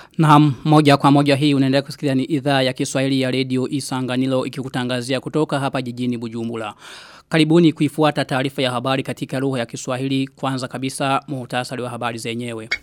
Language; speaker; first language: Swahili; non-native, local second language; Rundi